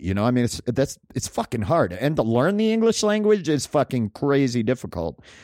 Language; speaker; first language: English; native; English